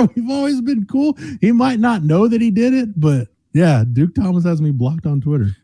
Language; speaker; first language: English; native; English